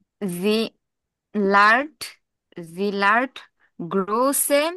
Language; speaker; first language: German; non-native, learner; Bangla